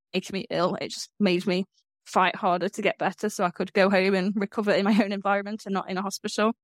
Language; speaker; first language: English; native; English